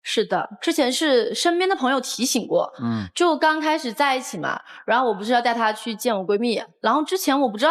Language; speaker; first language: Chinese; native; Chinese